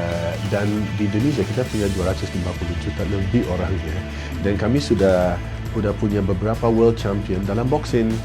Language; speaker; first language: Indonesian; non-native, fluent; English